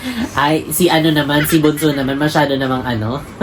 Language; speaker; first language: Filipino; native; Filipino